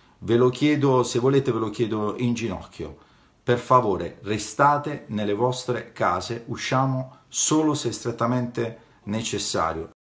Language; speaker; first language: Italian; native; Italian